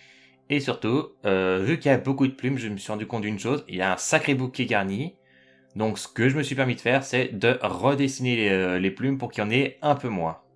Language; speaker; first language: French; native; French